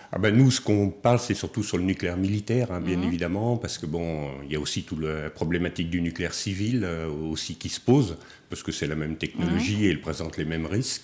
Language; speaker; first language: French; native; French